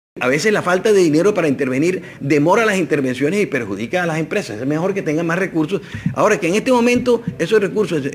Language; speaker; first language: Spanish; native; Spanish